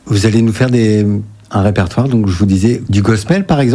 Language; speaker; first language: French; native; French